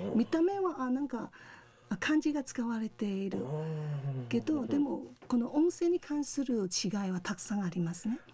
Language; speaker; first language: Japanese; non-native, fluent; Cantonese